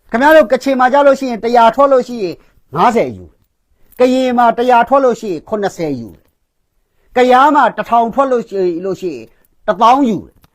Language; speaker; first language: Burmese; non-native, local second language; Kachin